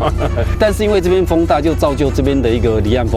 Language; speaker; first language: Chinese; native; Chinese